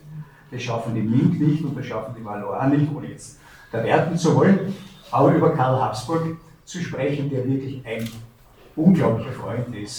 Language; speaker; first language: German; native; German